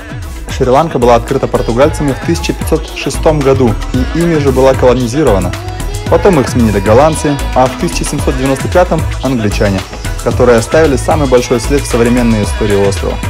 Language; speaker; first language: Russian; native; Russian